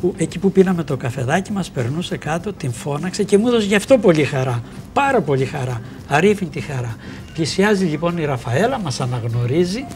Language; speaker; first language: Greek; native; Greek